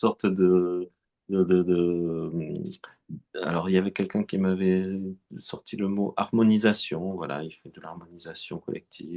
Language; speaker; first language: French; native; French